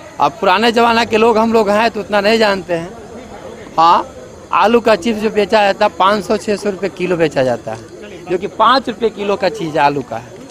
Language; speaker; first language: Hindi; native; Hindi